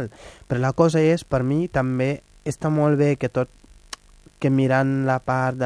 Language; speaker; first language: Catalan; non-native, fluent; Wolof